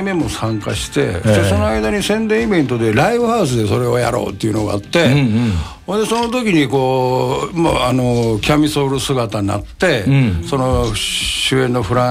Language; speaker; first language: Japanese; native; Japanese